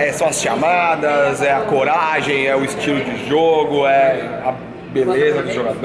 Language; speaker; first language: Portuguese; native; Portuguese